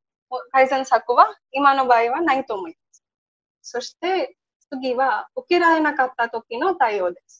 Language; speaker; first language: Japanese; non-native, learner; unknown